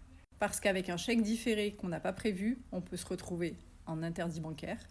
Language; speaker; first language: French; native; French